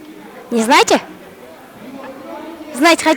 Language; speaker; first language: Russian; non-native, local second language; Kyrgyz